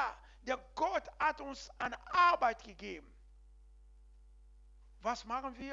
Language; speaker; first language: German; non-native, learner; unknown